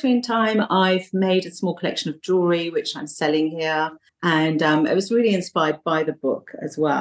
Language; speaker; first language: English; native; English